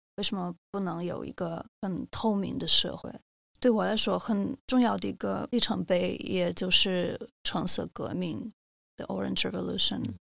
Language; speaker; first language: Chinese; non-native, fluent; Russian